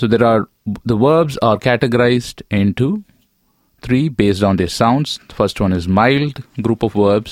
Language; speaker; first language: English; non-native, local second language; Tamil